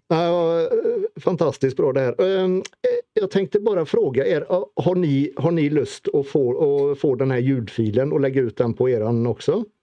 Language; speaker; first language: Swedish; native; Swedish